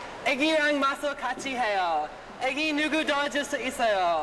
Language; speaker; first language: Korean; non-native, learner; English